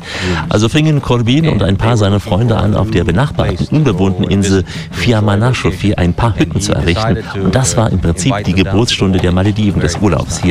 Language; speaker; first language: German; native; German